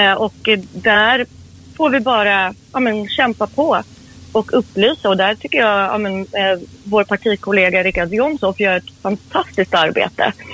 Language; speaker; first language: Swedish; early bilingual, other home language; Persian